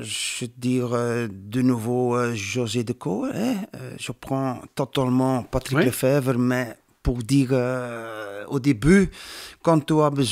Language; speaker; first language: French; non-native, learner; Dutch